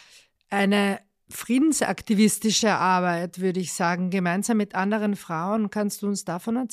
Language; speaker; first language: German; native; German